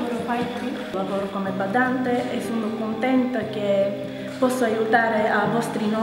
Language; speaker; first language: Italian; non-native, learner; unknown